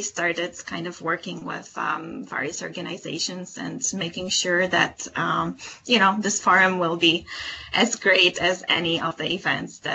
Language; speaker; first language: English; non-native, fluent; Polish